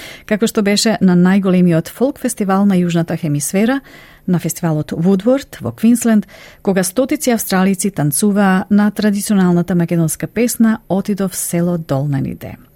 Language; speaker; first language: Macedonian; native; Macedonian